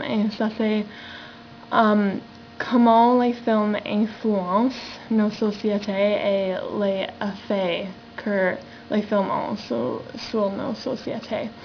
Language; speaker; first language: French; non-native, learner; English